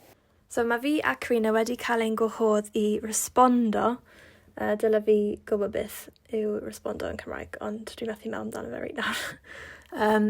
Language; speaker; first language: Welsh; non-native, local second language; English